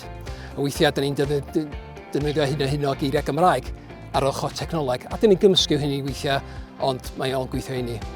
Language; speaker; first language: Welsh; native; Welsh